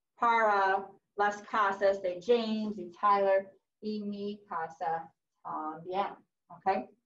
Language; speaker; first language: Spanish; non-native, fluent; English